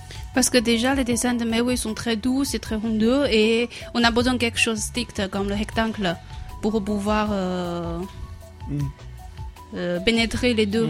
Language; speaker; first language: French; non-native, learner; Chinese